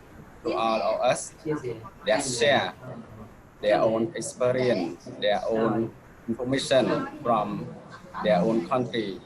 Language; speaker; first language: English; non-native, learner; Khmer